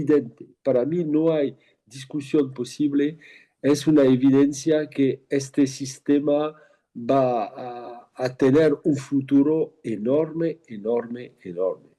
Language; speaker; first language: Spanish; non-native, fluent; French